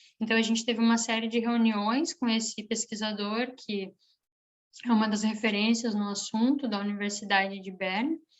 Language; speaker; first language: Portuguese; native; Portuguese